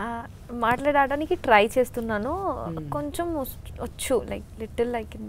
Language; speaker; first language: Telugu; non-native, learner; Bangla